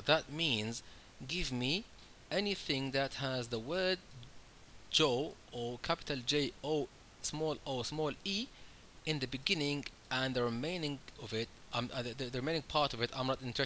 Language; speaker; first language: English; non-native, fluent; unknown